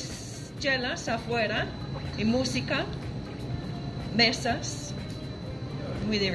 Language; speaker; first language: Spanish; non-native, fluent; English